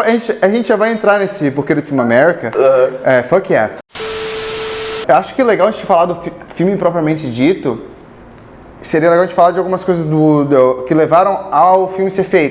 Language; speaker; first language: Portuguese; native; Portuguese